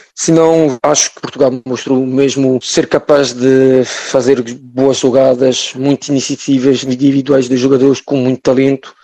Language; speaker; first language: Portuguese; early bilingual, heritage; French